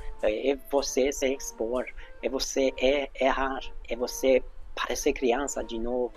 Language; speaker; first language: Portuguese; non-native, fluent; Hungarian